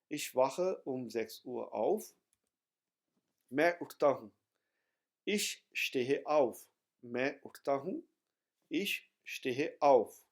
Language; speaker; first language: German; non-native, fluent; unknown